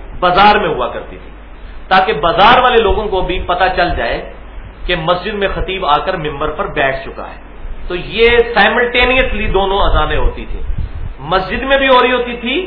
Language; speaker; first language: Urdu; non-native, local second language; Punjabi